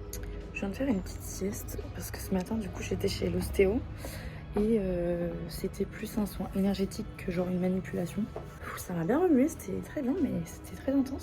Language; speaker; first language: French; native; French